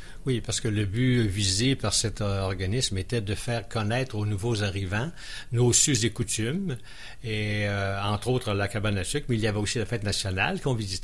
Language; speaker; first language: French; native; French